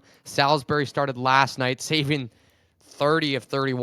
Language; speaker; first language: English; native; English